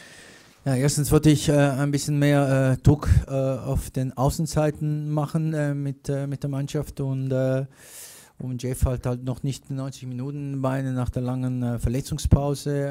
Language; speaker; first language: German; non-native, fluent; Italian